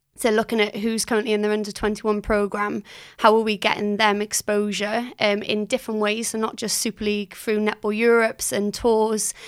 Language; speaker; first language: English; native; English